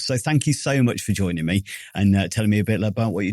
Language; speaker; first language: English; native; English